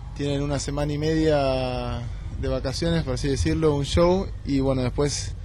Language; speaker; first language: Spanish; native; Spanish